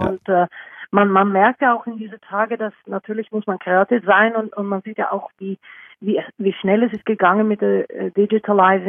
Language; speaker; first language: German; non-native, fluent; Norwegian